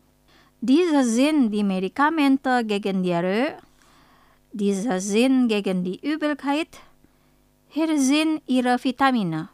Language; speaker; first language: German; non-native, fluent; Indonesian